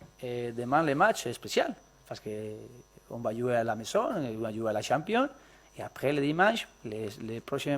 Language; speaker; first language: French; non-native, learner; Spanish